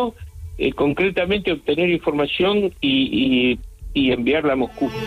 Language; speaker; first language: Spanish; native; Spanish